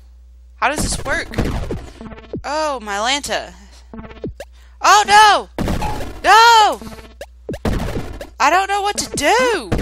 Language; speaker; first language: English; native; English